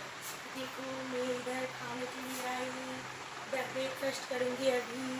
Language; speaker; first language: Hindi; non-native, local second language; Bangla